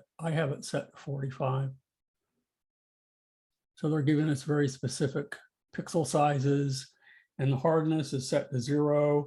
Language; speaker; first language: English; native; English